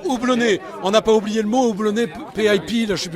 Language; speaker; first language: French; native; French